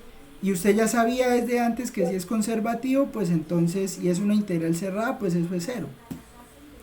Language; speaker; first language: Spanish; native; Spanish